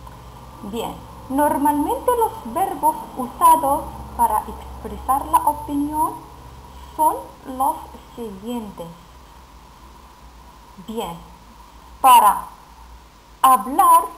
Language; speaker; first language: Spanish; non-native, fluent; Arabic